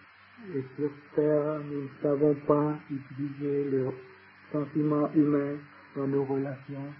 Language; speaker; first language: French; non-native, fluent; Vietnamese